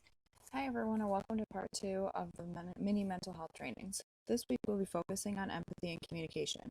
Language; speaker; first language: English; native; English